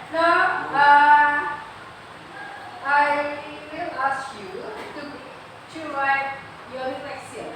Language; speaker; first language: English; non-native, learner; Indonesian